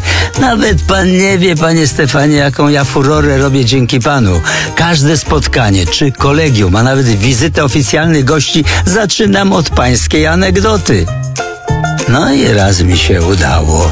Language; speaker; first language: Polish; native; Polish